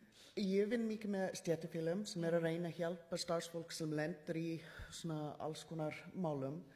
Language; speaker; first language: Icelandic; non-native, learner; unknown